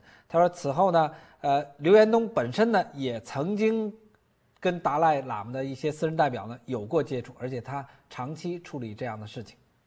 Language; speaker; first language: Chinese; native; Chinese